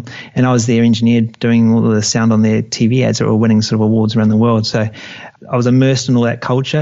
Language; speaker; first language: English; native; English